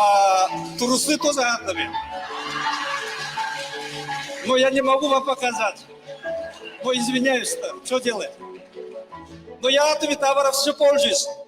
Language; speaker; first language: Russian; non-native, learner; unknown